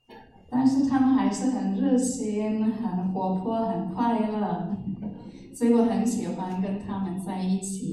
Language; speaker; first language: Chinese; non-native, fluent; German